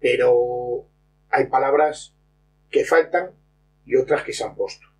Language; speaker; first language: Spanish; non-native, local second language; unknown